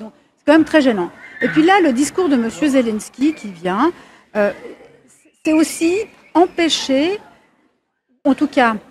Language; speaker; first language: French; native; French